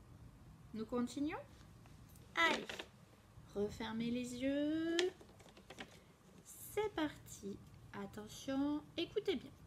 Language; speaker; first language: French; native; French